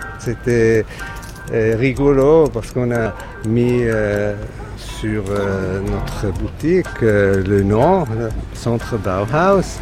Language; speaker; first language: French; non-native, fluent; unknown